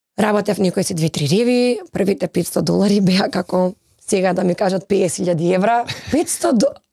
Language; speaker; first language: Macedonian; native; Macedonian